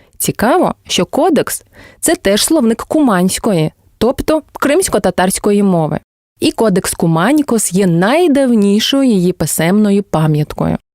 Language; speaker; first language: Ukrainian; non-native, local second language; Crimean Tatar